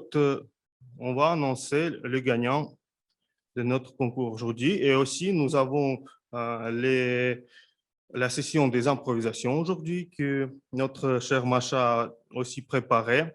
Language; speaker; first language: French; non-native, fluent; Russian